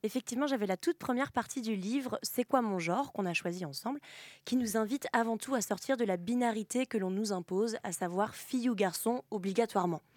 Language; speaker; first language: French; native; French